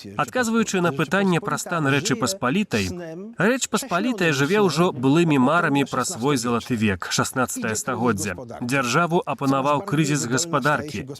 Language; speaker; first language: Belarusian; native; Belarusian